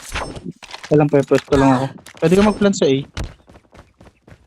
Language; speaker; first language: Filipino; native; Filipino